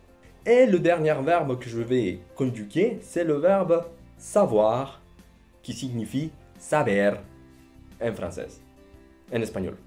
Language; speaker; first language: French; non-native, fluent; Spanish